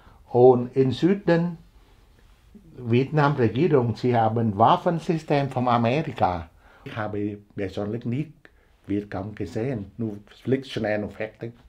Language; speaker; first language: German; non-native, learner; Vietnamese